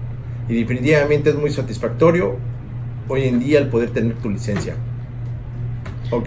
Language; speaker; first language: Spanish; native; Spanish